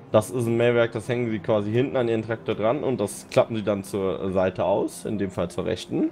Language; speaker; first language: German; native; German